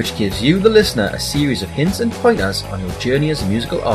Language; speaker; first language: English; native; English